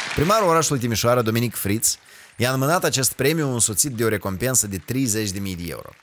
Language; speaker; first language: Romanian; native; Romanian